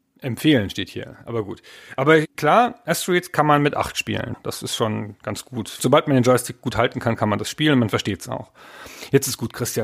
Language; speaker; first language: German; native; German